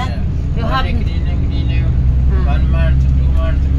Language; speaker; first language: English; non-native, learner; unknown